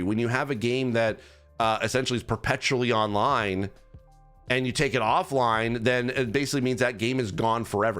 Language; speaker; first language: English; native; English